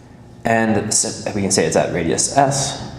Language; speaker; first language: English; native; English